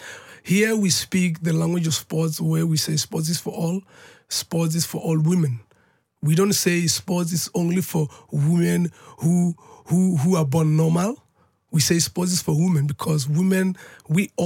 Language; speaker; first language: English; non-native, local second language; Northern Sotho